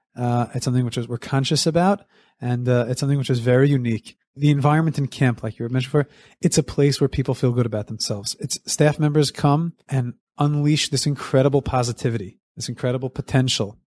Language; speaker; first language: English; native; English